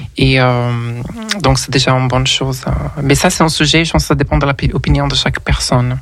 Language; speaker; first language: French; non-native, fluent; Portuguese